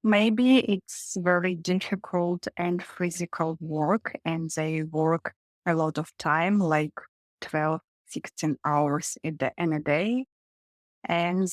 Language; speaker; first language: English; non-native, learner; Russian